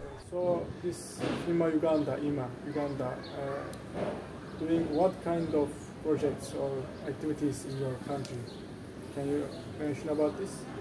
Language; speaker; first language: English; non-native, learner; Turkish